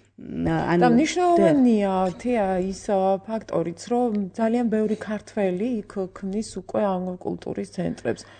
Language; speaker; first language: Georgian; native; Georgian